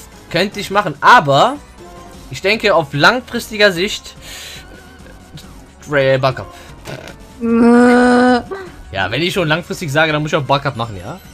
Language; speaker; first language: German; native; German